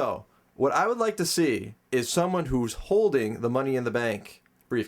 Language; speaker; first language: English; native; English